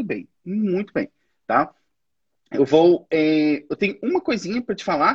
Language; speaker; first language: Portuguese; native; Portuguese